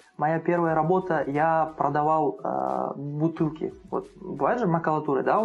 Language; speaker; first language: Russian; non-native, local second language; Uzbek